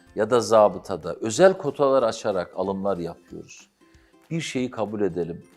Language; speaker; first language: Turkish; native; Turkish